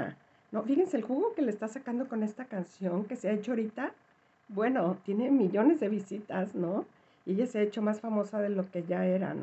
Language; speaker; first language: Spanish; native; Spanish